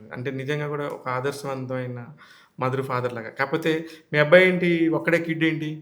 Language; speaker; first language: Telugu; native; Telugu